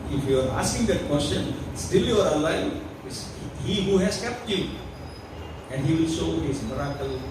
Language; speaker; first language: English; non-native, local second language; Kannada